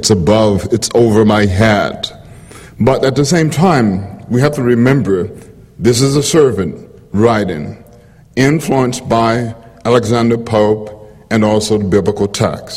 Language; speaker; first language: English; native; English